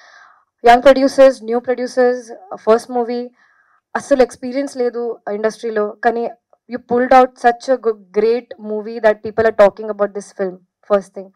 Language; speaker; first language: Telugu; non-native, fluent; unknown